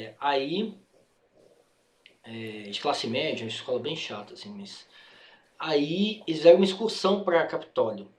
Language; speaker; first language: Portuguese; native; Portuguese